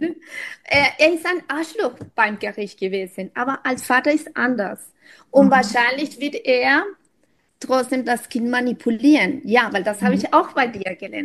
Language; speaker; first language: German; non-native, fluent; Spanish